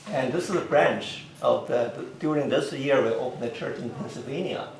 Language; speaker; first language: English; non-native, learner; Chinese